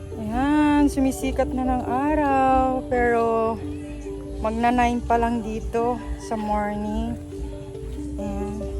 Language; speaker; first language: Filipino; non-native, local second language; Iloko